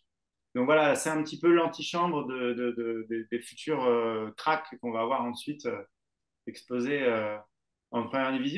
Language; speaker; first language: French; native; French